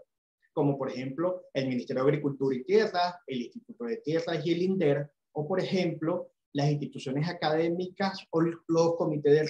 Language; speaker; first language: Spanish; native; Spanish